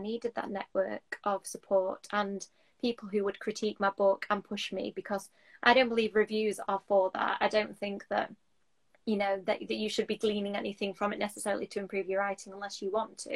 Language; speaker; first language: English; native; English